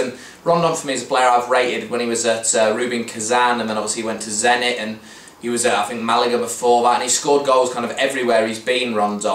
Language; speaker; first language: English; native; English